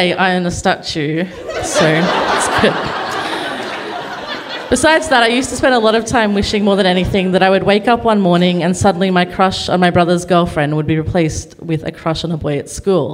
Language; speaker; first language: English; native; English